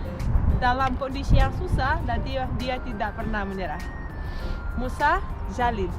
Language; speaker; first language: Indonesian; non-native, fluent; Russian